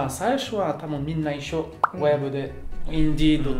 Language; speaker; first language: Japanese; non-native, learner; French